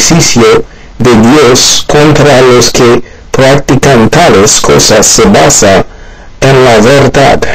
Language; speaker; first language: Spanish; non-native, learner; Haitian Creole